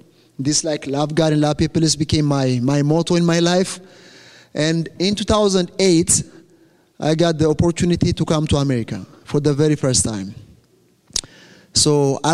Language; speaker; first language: English; non-native, fluent; Amharic